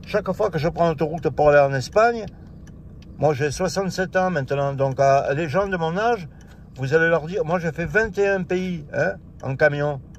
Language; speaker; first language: French; native; French